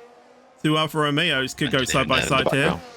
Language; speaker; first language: English; native; English